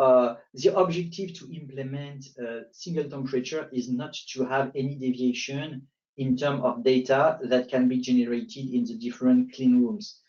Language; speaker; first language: English; non-native, fluent; French